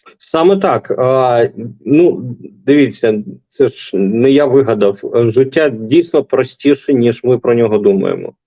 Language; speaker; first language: Ukrainian; non-native, local second language; Russian